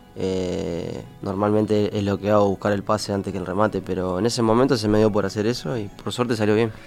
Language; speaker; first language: Spanish; native; Spanish